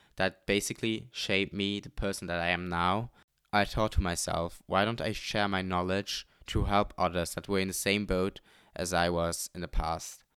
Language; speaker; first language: English; non-native, fluent; Luxembourgish